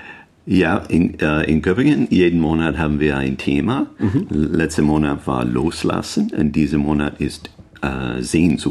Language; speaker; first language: German; non-native, learner; English